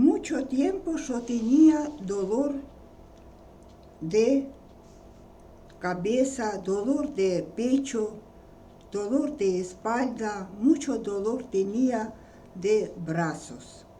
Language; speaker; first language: Spanish; non-native, learner; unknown